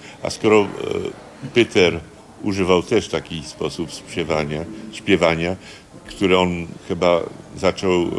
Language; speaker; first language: Polish; non-native, fluent; French